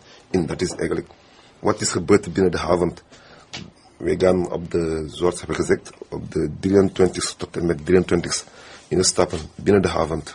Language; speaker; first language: Dutch; non-native, fluent; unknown